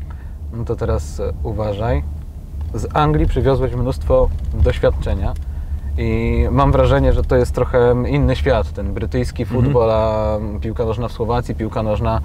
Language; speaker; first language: Polish; native; Polish